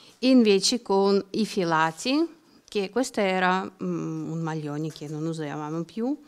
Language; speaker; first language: Italian; non-native, learner; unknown